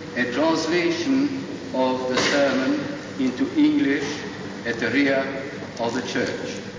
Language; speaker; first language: English; non-native, fluent; Russian